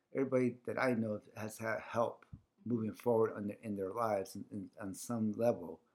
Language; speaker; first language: English; early bilingual, other home language; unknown